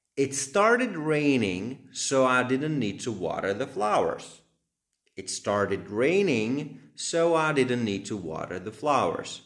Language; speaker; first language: English; non-native, fluent; Slovak